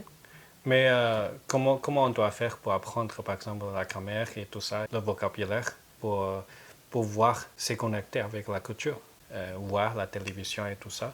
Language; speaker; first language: French; non-native, fluent; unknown